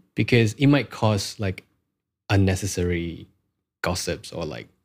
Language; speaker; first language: English; non-native, local second language; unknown